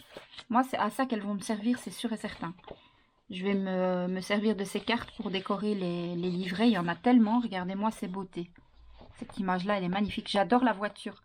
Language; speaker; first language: French; native; French